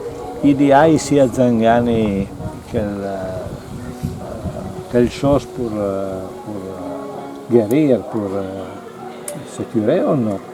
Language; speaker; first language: French; non-native, learner; Italian